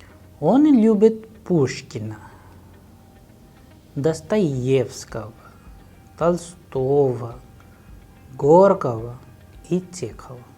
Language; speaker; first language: Russian; non-native, fluent; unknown